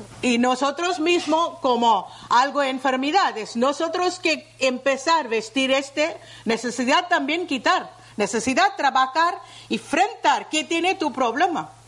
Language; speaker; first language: Spanish; non-native, learner; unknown